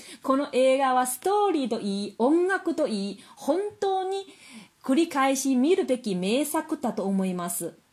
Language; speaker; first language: Japanese; non-native, fluent; Chinese